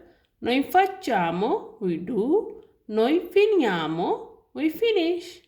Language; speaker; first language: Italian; non-native, learner; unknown